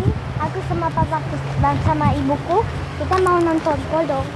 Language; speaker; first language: Indonesian; early bilingual, heritage; Spanish